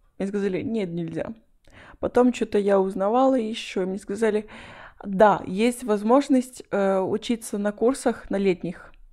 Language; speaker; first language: Russian; non-native, fluent; Spanish